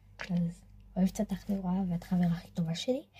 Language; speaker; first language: Hebrew; native; Hebrew